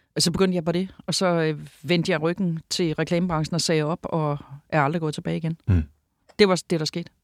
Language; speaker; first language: Danish; native; Danish